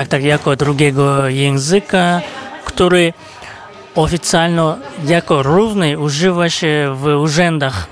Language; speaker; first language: Polish; non-native, fluent; Kazakh